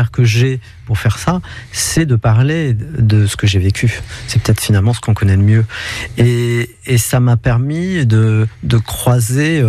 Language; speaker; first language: French; non-native, local second language; Kabyle